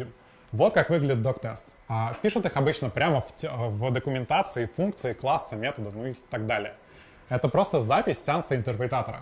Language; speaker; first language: Russian; native; Russian